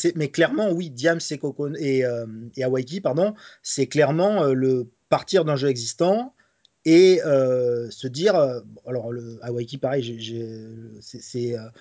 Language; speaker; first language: French; native; French